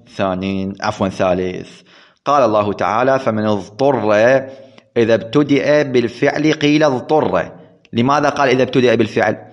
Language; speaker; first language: Arabic; non-native, fluent; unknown